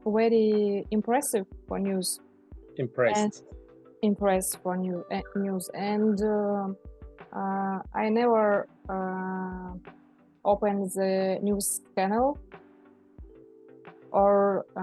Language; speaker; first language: English; non-native, learner; Russian